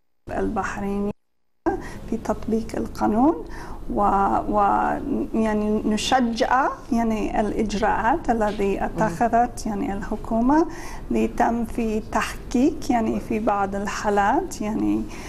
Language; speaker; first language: Arabic; non-native, fluent; English